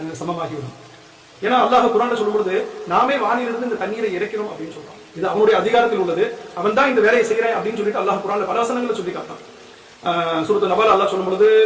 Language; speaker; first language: Tamil; native; Tamil